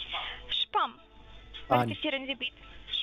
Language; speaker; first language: German; non-native, learner; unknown